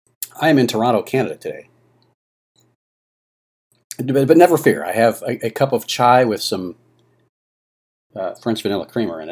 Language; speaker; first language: English; native; English